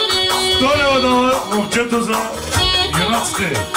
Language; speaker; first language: Bulgarian; non-native, local second language; Turkish